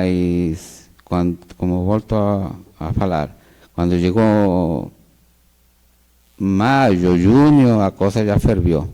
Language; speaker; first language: Portuguese; non-native, fluent; Spanish